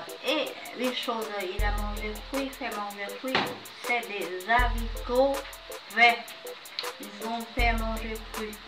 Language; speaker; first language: French; non-native, fluent; Vietnamese